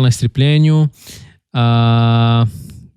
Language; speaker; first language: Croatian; non-native, learner; Portuguese